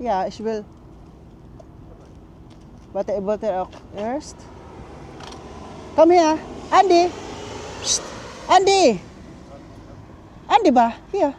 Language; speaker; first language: German; non-native, learner; Filipino